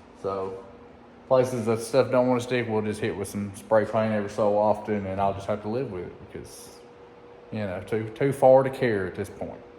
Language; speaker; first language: English; native; English